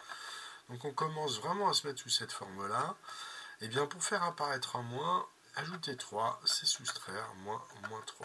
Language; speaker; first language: French; native; French